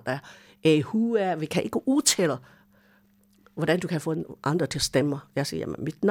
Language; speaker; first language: Danish; non-native, fluent; Chinese